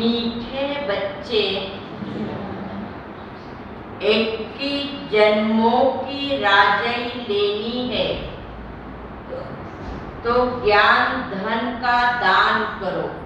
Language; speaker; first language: Hindi; non-native, local second language; Marathi